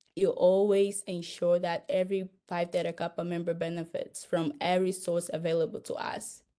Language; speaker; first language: English; non-native, fluent; Portuguese